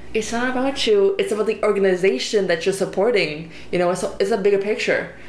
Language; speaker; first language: English; non-native, local second language; Spanish